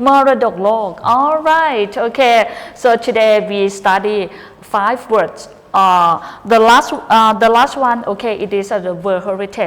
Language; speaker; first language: English; non-native, fluent; Thai